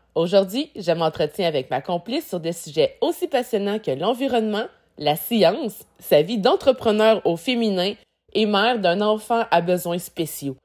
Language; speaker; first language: French; native; French